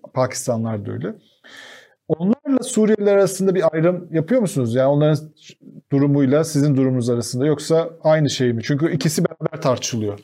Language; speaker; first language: Turkish; native; Turkish